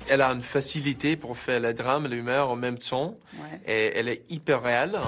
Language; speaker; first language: French; non-native, fluent; English